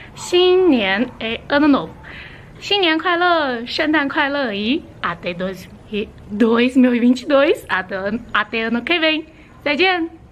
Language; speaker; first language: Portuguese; non-native, fluent; Chinese